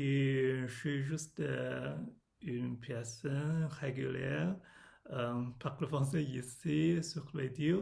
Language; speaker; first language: French; non-native, learner; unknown